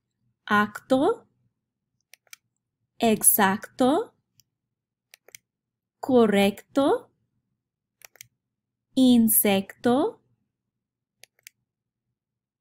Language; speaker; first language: Spanish; non-native, fluent; English